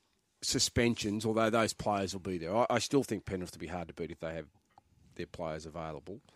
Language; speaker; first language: English; native; English